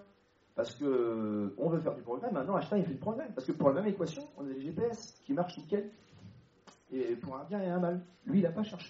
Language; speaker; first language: French; native; French